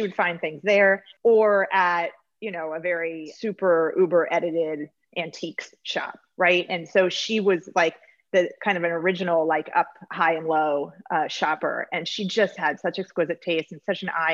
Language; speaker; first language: English; native; English